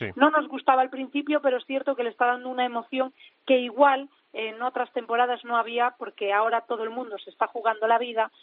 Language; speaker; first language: Spanish; native; Spanish